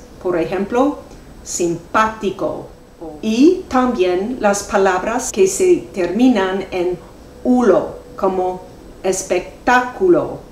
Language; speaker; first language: Spanish; non-native, fluent; English